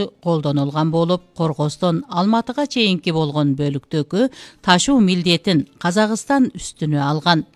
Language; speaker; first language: Kyrgyz; native; Kyrgyz